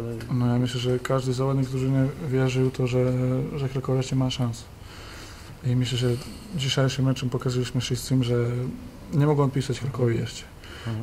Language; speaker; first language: Polish; non-native, learner; Serbian